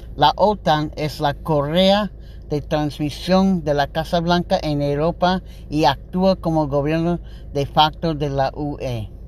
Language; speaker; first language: Spanish; non-native, learner; English